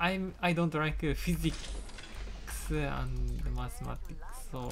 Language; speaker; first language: English; non-native, learner; Japanese